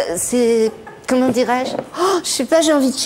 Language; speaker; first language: French; native; French